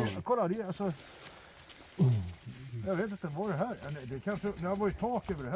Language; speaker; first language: Swedish; native; Swedish